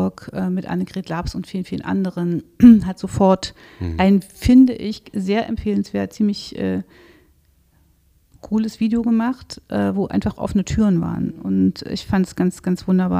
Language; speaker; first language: German; native; German